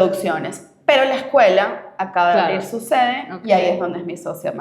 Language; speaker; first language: Spanish; native; Spanish